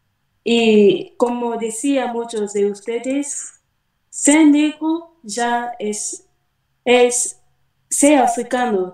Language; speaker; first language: Spanish; non-native, fluent; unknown